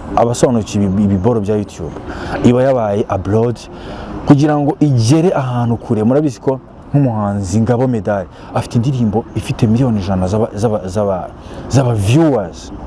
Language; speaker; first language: Kinyarwanda; native; Kinyarwanda